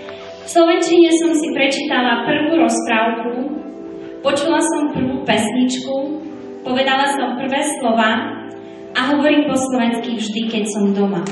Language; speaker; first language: Slovak; early bilingual, heritage; Slovak